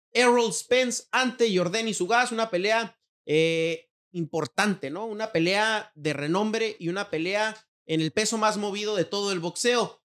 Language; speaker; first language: Spanish; native; Spanish